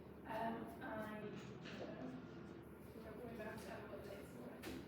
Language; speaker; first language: English; non-native, learner; Russian